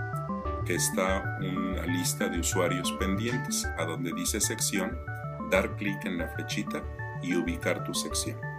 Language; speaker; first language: Spanish; native; Spanish